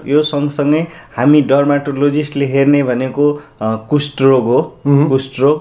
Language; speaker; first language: Nepali; non-native, local second language; Maithili